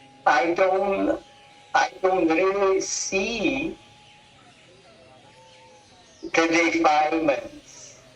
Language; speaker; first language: English; non-native, learner; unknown